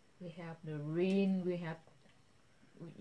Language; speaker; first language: English; non-native, learner; Vietnamese